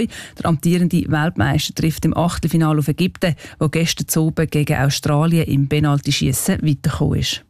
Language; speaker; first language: German; native; German